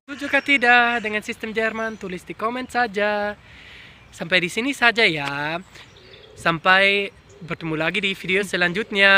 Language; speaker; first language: Indonesian; non-native, fluent; German